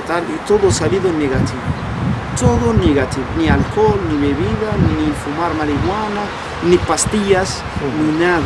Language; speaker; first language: Spanish; non-native, learner; Arabic